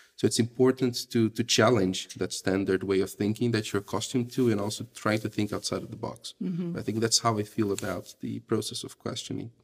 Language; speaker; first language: English; non-native, fluent; Portuguese